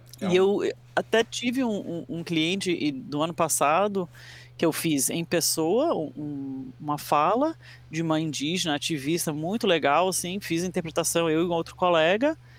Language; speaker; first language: Portuguese; early bilingual, other home language; English